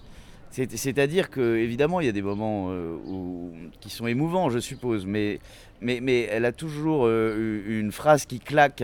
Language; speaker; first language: French; native; French